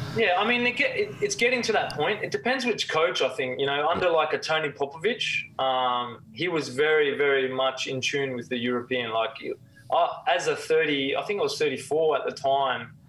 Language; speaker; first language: English; native; English